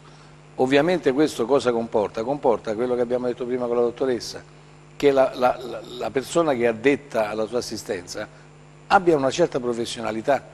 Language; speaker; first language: Italian; native; Italian